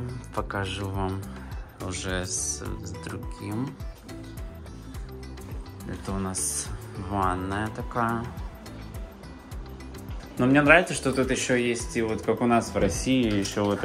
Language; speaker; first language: Russian; native; Russian